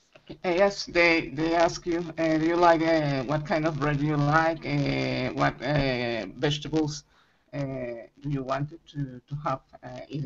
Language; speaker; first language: English; non-native, learner; Spanish